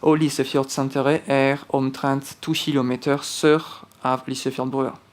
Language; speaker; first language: Norwegian; non-native, fluent; French